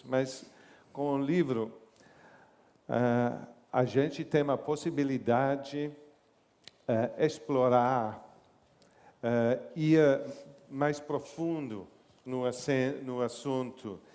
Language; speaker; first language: Portuguese; non-native, learner; English